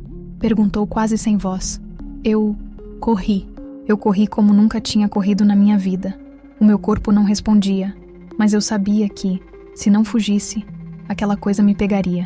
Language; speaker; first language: Portuguese; native; Portuguese